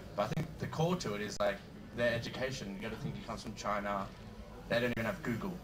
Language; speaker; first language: English; native; English